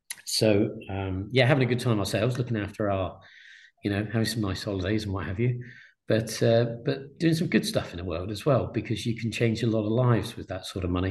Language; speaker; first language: English; native; English